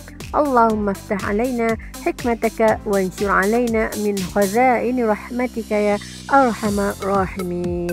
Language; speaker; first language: Arabic; non-native, fluent; Malay